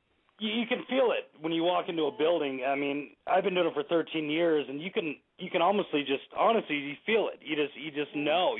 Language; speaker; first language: English; native; English